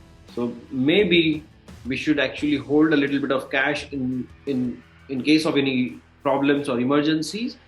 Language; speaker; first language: English; non-native, local second language; Marathi